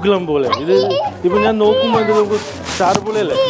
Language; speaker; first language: Malayalam; non-native, learner; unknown